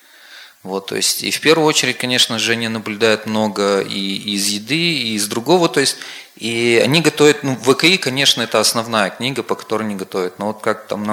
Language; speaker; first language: Russian; native; Russian